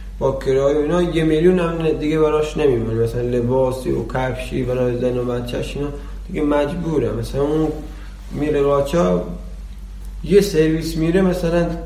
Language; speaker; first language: Persian; non-native, local second language; Baluchi